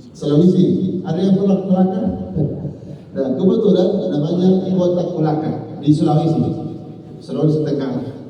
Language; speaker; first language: Indonesian; non-native, learner; Arabic